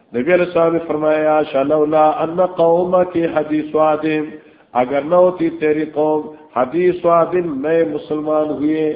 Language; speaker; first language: Urdu; non-native, local second language; Northern Hindko